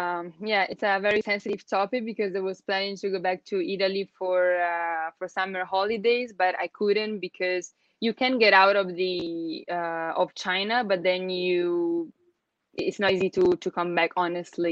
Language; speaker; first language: English; non-native, fluent; Italian